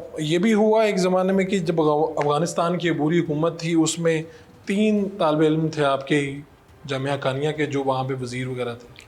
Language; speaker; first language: Urdu; non-native, local second language; Punjabi